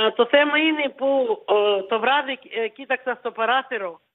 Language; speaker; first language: Greek; early bilingual, heritage; Ukrainian